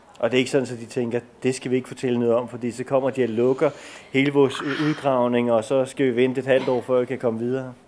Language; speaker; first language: Danish; native; Danish